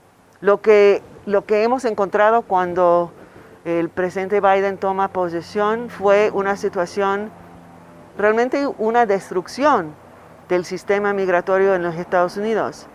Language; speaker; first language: Spanish; non-native, fluent; English